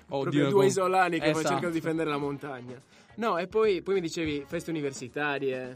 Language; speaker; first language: Italian; native; Italian